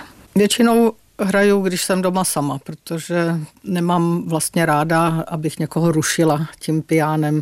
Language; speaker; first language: Czech; native; Czech